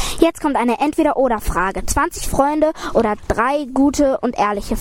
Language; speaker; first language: German; native; German